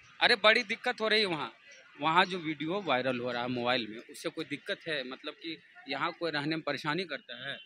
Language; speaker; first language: Hindi; native; Hindi